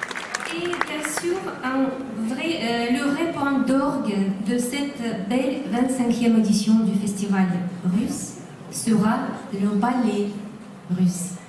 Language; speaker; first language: French; non-native, fluent; Russian